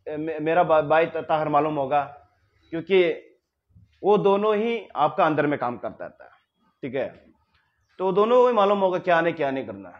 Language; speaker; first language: Hindi; non-native, local second language; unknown